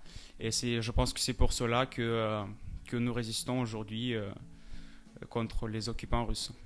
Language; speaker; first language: French; non-native, fluent; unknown